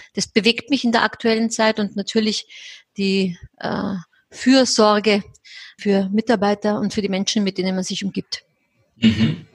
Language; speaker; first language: German; native; German